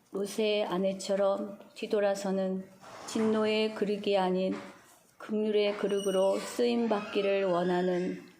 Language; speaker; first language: Korean; native; Korean